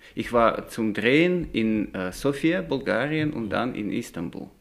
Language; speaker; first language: German; non-native, fluent; Russian